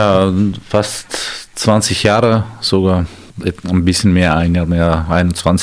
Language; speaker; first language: German; non-native, fluent; Armenian